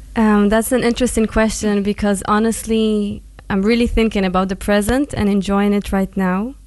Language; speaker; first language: English; non-native, fluent; Hebrew